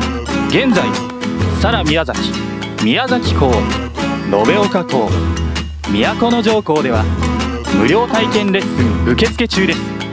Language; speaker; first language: Japanese; native; Japanese